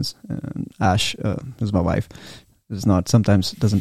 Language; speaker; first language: English; non-native, local second language; Hindi